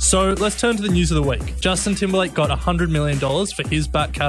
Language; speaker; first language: English; native; English